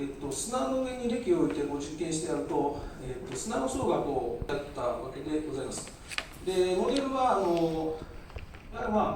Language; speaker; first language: Japanese; native; Japanese